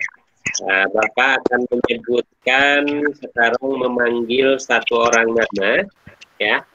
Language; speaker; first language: Indonesian; native; Indonesian